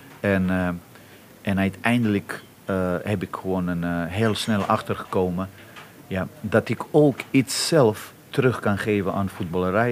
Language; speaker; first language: Dutch; non-native, fluent; Bosnian